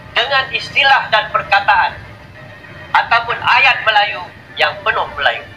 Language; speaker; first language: Malay; native; Malay